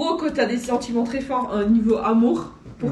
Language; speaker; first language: French; native; French